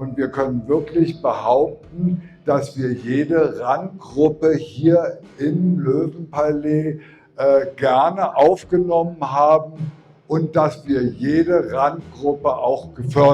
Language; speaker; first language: German; native; German